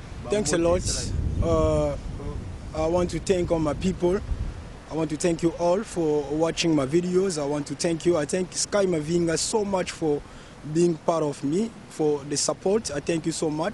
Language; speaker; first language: English; non-native, fluent; Lingala